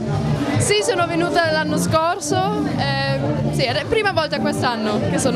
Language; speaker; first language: Italian; non-native, fluent; German